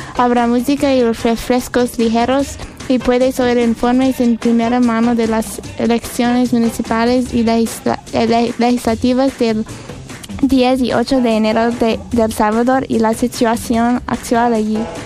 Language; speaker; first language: Spanish; non-native, learner; English